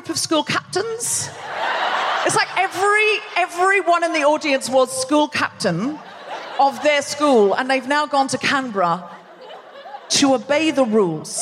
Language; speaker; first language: English; native; English